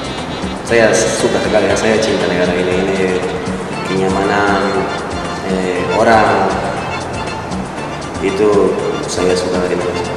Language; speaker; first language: Indonesian; non-native, fluent; Spanish